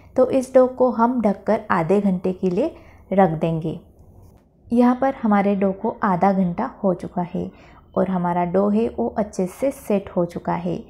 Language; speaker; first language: Hindi; non-native, local second language; Marathi